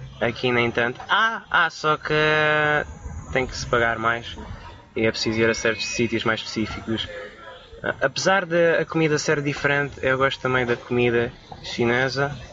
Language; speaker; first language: Portuguese; early bilingual, other home language; Romanian